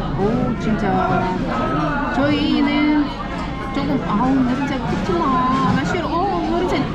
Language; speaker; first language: Korean; non-native, fluent; Ukrainian